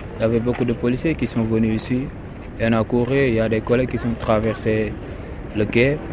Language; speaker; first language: French; non-native, local second language; Wolof